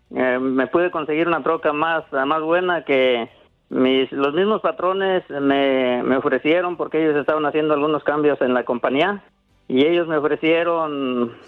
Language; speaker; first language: Spanish; native; Spanish